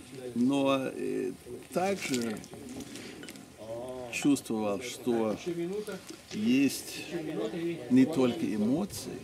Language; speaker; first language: Russian; non-native, fluent; English